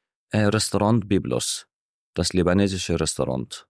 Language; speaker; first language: German; non-native, fluent; Arabic